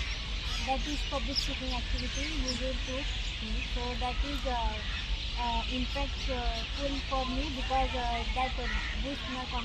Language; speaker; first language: English; non-native, learner; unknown